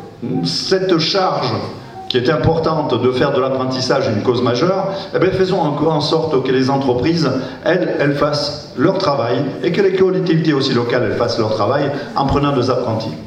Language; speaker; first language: French; native; French